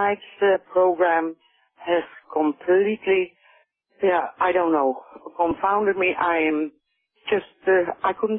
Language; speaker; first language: English; non-native, fluent; Dutch